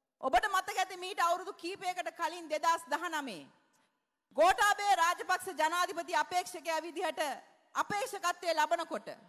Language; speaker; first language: Sinhala; native; Sinhala